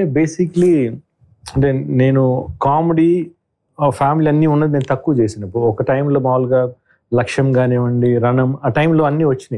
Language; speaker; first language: Telugu; native; Telugu